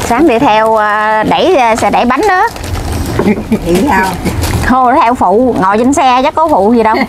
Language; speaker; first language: Vietnamese; native; Vietnamese